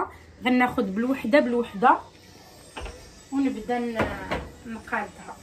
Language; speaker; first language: Arabic; native; Arabic